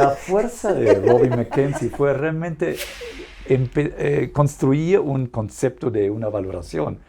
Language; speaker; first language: Spanish; non-native, fluent; German